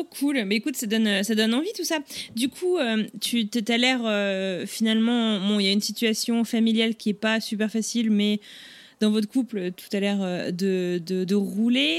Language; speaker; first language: French; native; French